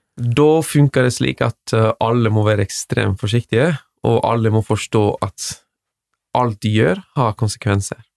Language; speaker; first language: Norwegian; non-native, fluent; Spanish